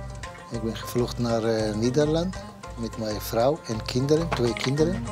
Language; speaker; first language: Dutch; non-native, learner; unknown